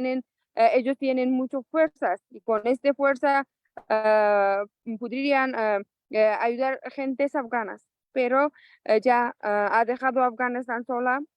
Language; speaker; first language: Spanish; non-native, local second language; Persian